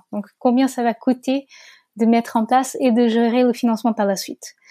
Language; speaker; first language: French; non-native, fluent; Portuguese